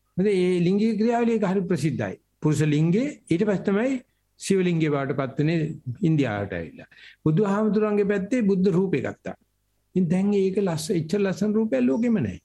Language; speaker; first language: Sinhala; native; Sinhala